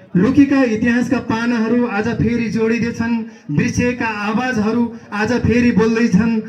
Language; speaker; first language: Nepali; non-native, local second language; Eastern Tamang